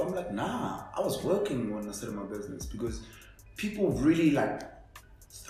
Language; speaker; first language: English; non-native, local second language; Zulu